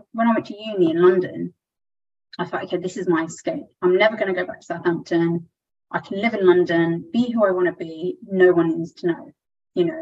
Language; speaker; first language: English; native; English